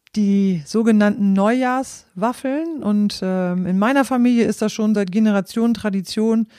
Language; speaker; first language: German; native; German